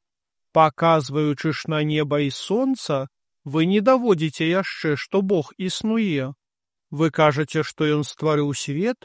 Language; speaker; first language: Belarusian; native; Belarusian